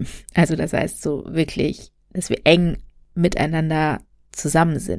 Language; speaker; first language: German; native; German